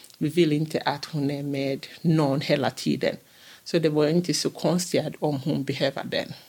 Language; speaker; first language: Swedish; non-native, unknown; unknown